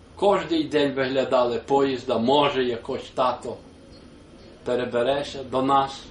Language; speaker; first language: Ukrainian; native; Ukrainian